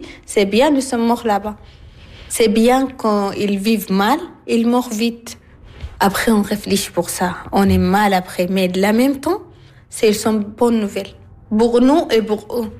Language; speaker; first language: French; non-native, learner; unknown